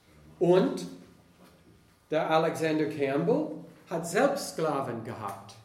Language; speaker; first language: German; non-native, fluent; English